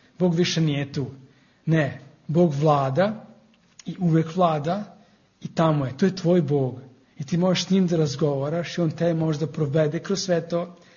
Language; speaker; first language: Serbian; non-native, fluent; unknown